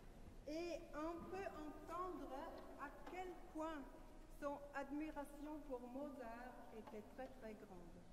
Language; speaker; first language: French; non-native, fluent; German